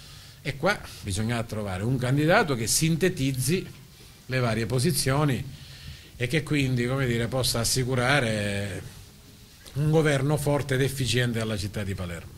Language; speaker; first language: Italian; native; Italian